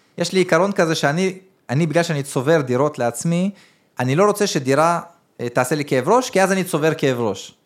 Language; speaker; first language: Hebrew; early bilingual, other home language; Russian